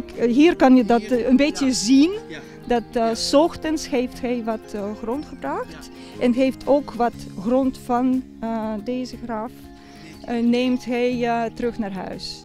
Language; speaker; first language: Dutch; non-native, fluent; Russian